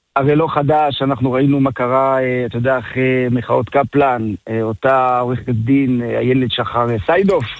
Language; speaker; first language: Hebrew; early bilingual, other home language; French